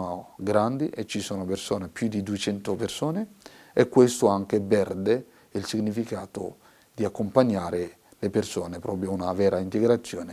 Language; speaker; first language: Italian; non-native, fluent; Somali